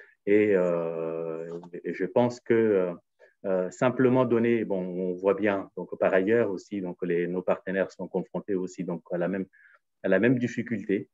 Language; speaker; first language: French; native; French